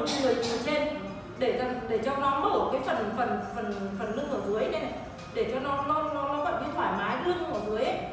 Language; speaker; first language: Vietnamese; native; Vietnamese